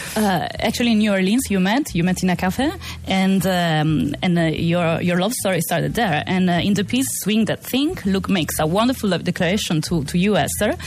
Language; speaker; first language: English; non-native, fluent; Italian